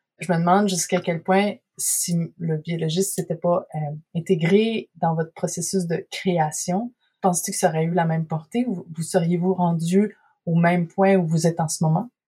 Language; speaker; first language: French; native; French